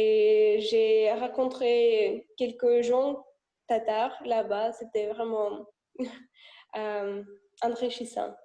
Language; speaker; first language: French; non-native, learner; Russian